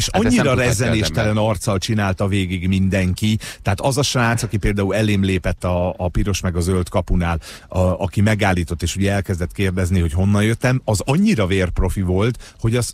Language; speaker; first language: Hungarian; native; Hungarian